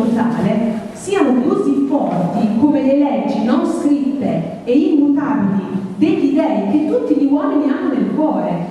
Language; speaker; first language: Italian; native; Italian